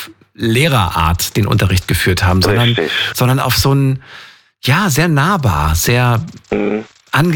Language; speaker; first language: German; native; German